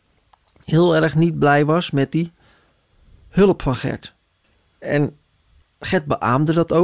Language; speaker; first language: Dutch; native; Dutch